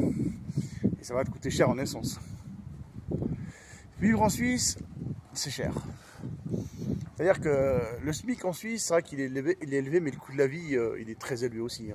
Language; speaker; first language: French; native; French